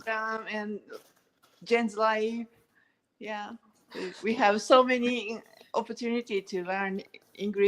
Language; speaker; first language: English; non-native, learner; Japanese